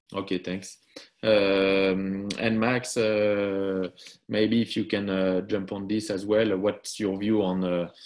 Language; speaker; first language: English; non-native, fluent; French